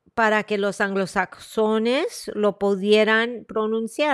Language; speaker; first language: Spanish; early bilingual, heritage; Spanish